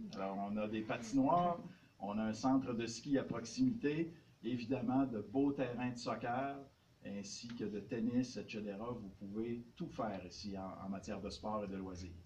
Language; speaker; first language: French; native; French